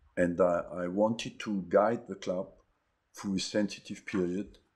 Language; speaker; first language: English; non-native, fluent; French